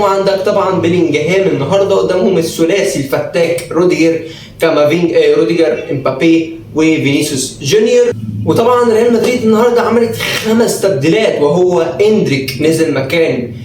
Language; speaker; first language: Arabic; native; Arabic